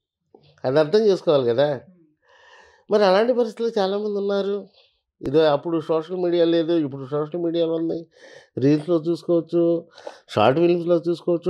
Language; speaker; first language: Telugu; native; Telugu